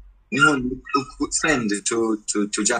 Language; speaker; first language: English; non-native, learner; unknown